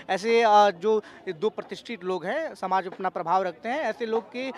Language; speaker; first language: Hindi; native; Hindi